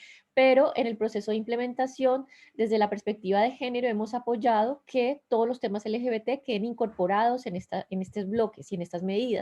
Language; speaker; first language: Spanish; native; Spanish